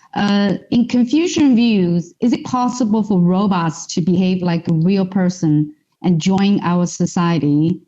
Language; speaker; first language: English; non-native, fluent; Chinese